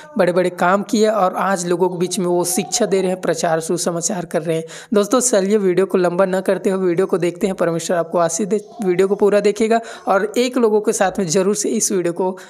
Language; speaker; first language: Hindi; native; Hindi